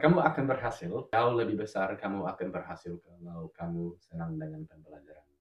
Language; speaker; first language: Indonesian; non-native, fluent; English